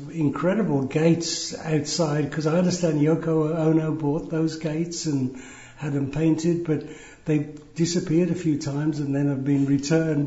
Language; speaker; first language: English; native; English